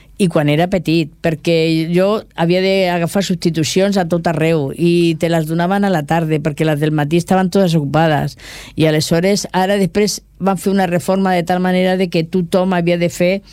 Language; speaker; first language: Catalan; non-native, local second language; Spanish